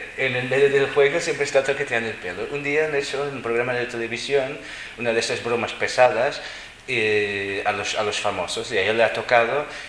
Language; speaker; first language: Spanish; non-native, fluent; Portuguese